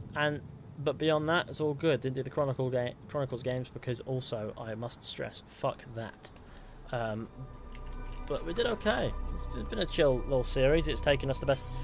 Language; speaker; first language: English; native; English